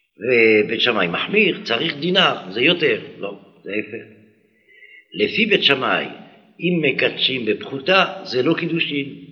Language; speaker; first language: Hebrew; non-native, fluent; French